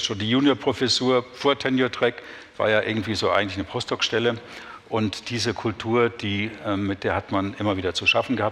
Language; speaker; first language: German; native; German